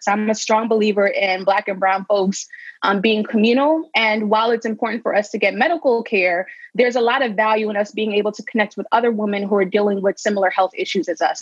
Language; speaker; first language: English; native; English